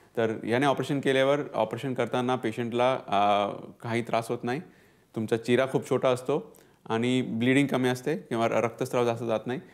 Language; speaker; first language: Marathi; non-native, local second language; Punjabi